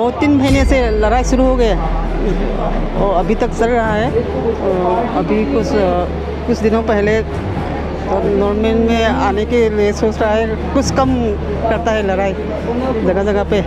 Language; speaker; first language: Hindi; non-native, learner; Manipuri